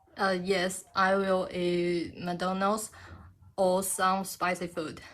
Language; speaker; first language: English; non-native, learner; Chinese